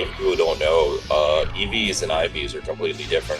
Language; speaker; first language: English; native; English